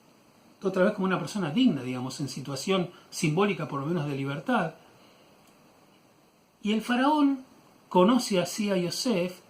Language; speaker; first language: Spanish; native; Spanish